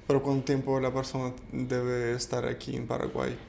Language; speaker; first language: Spanish; non-native, fluent; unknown